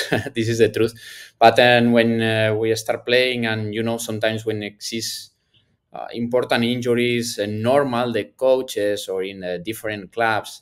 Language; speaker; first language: English; non-native, learner; Spanish